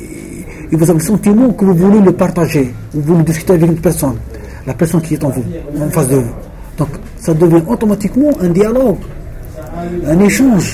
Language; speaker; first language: French; non-native, local second language; Arabic